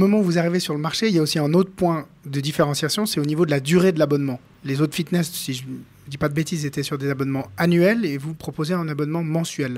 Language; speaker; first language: French; native; French